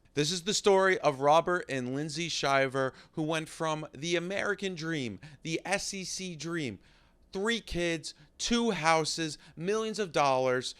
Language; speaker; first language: English; native; English